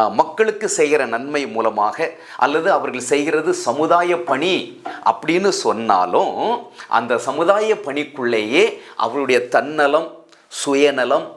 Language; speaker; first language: Tamil; native; Tamil